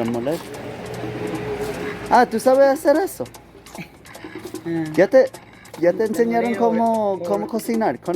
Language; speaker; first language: Spanish; non-native, learner; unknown